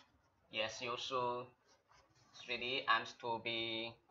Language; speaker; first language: English; non-native, learner; Chinese